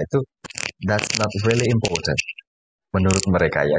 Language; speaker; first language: English; non-native, fluent; Indonesian